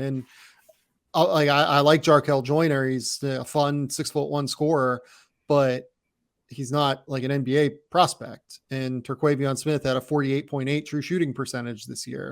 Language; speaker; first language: English; native; English